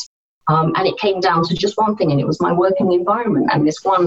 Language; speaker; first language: English; native; English